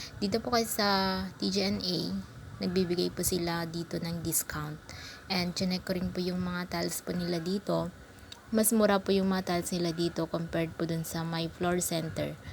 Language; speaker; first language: Filipino; non-native, local second language; Iloko